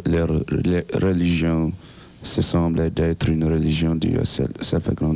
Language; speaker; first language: French; non-native, learner; English